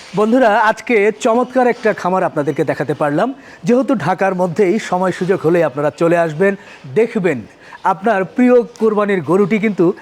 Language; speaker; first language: Bangla; native; Bangla